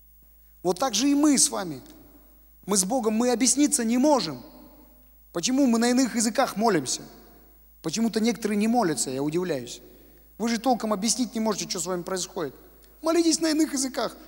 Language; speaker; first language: Russian; native; Russian